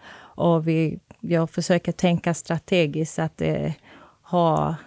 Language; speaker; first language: Swedish; non-native, fluent; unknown